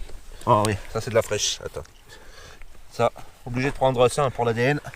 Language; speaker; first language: French; native; French